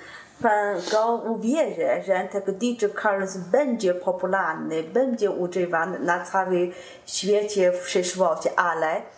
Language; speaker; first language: Polish; non-native, learner; Chinese